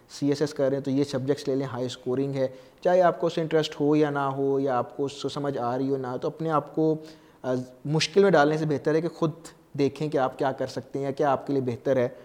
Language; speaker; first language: Urdu; native; Urdu